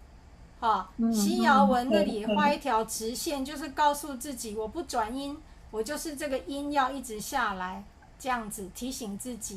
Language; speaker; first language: Chinese; native; Chinese